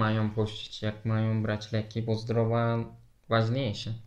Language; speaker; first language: Polish; non-native, learner; Turkish